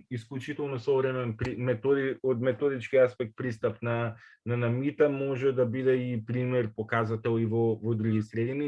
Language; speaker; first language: Macedonian; native; Macedonian